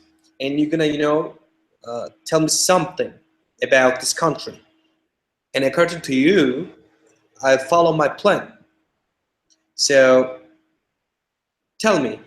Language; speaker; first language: English; non-native, fluent; Turkish